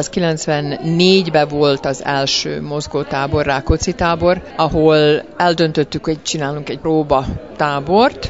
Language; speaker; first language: Hungarian; early bilingual, heritage; Hungarian